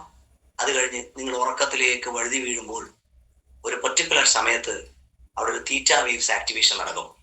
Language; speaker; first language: Malayalam; native; Malayalam